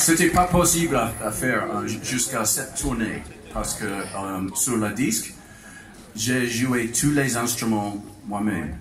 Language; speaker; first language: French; non-native, learner; English